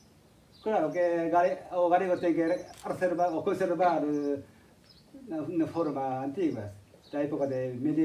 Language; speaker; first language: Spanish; non-native, fluent; Japanese